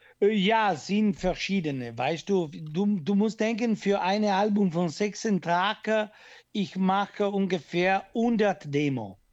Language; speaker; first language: German; non-native, fluent; Italian